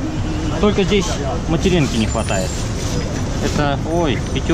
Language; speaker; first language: Russian; native; Russian